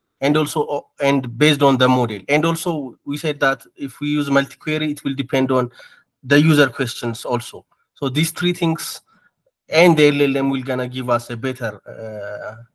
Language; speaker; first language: English; non-native, learner; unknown